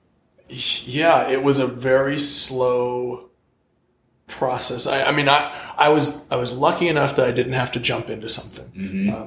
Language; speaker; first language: English; native; English